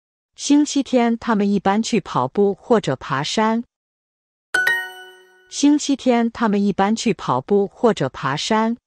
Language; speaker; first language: Chinese; non-native, learner; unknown